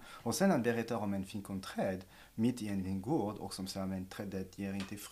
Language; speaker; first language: Swedish; non-native, fluent; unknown